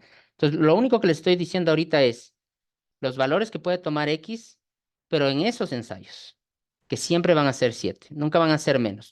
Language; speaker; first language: Spanish; native; Spanish